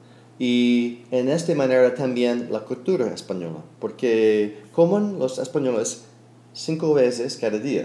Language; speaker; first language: Spanish; non-native, fluent; English